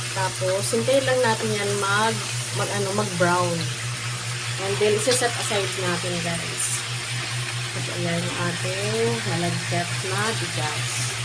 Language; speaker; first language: Filipino; non-native, local second language; Waray